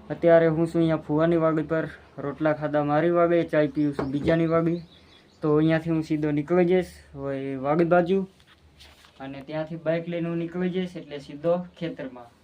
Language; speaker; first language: Gujarati; non-native, local second language; Bhili